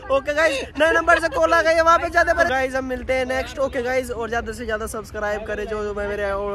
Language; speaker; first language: Hindi; native; Hindi